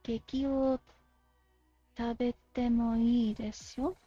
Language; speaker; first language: Japanese; non-native, learner; English